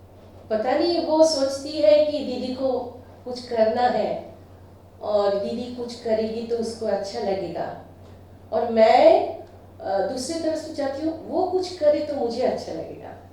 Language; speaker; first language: Hindi; non-native, local second language; Bangla